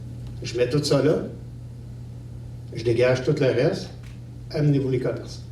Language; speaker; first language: French; native; French